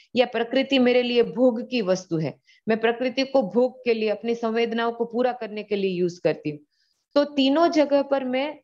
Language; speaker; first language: Hindi; non-native, local second language; Gujarati